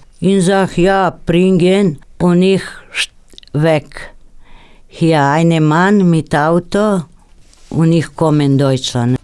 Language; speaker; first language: German; non-native, learner; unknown